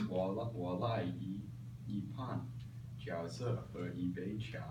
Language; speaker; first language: Chinese; non-native, learner; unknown